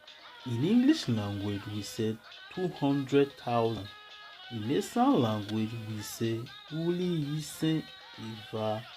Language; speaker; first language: English; non-native, local second language; Esan